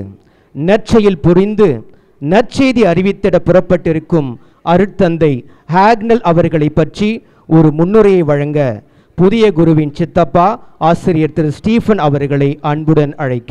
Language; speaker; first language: Tamil; native; Tamil